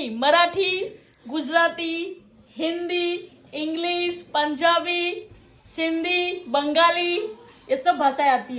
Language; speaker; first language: Hindi; non-native, local second language; Gujarati